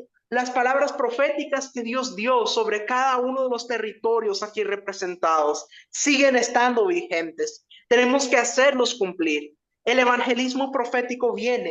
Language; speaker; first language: Spanish; native; Spanish